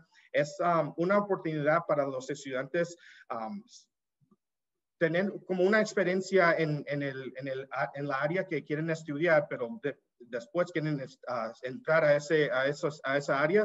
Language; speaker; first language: Spanish; early bilingual, heritage; Spanish